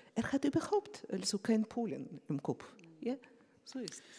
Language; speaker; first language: German; non-native, fluent; Russian